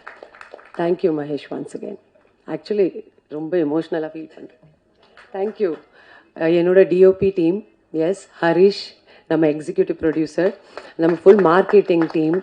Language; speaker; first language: Tamil; non-native, fluent; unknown